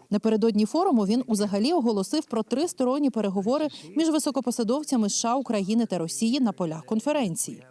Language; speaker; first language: Ukrainian; native; Ukrainian